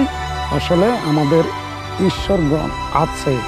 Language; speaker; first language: Bangla; non-native, local second language; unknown